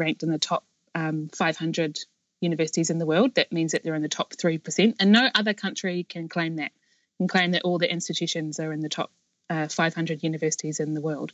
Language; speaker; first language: English; native; English